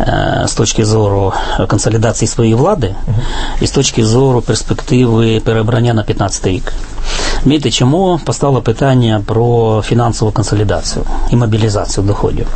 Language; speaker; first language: Ukrainian; native; Ukrainian